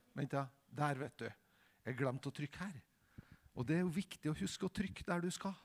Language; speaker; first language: Norwegian; native; Norwegian